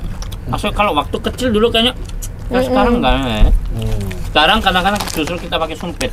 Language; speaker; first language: Indonesian; non-native, fluent; Korean